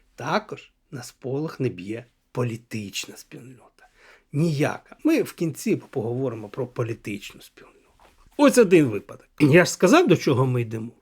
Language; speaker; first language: Ukrainian; non-native, local second language; Russian